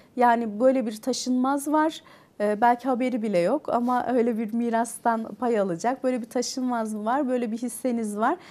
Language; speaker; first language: Turkish; native; Turkish